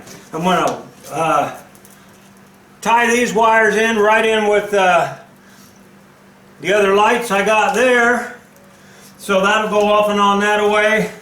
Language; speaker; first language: English; native; English